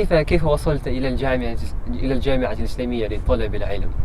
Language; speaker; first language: Arabic; non-native, fluent; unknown